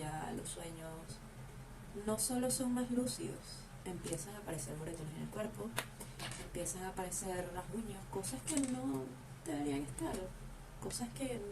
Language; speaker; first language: Spanish; native; Spanish